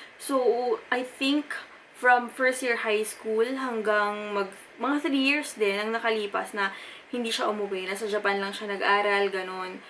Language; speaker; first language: Filipino; native; Filipino